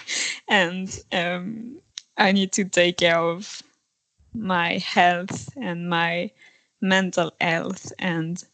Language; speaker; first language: English; non-native, fluent; French